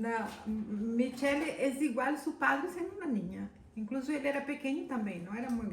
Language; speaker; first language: Spanish; non-native, fluent; Portuguese